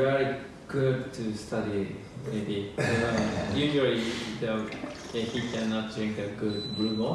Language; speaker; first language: English; non-native, learner; Japanese